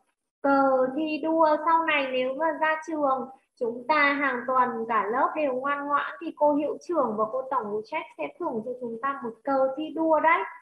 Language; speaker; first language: Vietnamese; native; Vietnamese